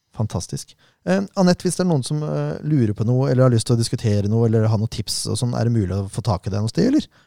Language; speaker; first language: Norwegian; native; Norwegian